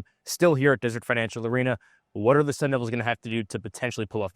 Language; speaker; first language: English; native; English